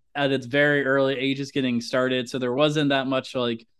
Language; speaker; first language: English; native; English